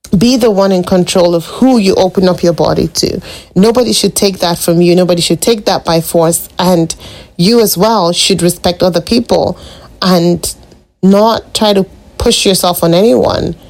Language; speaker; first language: English; non-native, local second language; Igbo